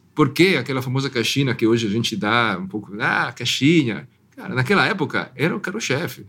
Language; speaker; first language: Portuguese; non-native, fluent; Italian